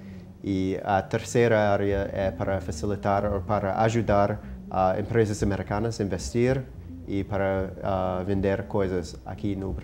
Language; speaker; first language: Portuguese; non-native, fluent; English